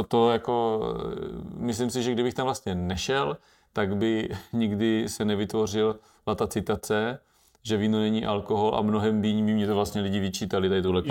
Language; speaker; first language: Czech; native; Czech